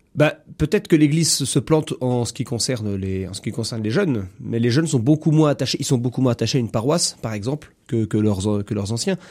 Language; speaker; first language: French; native; French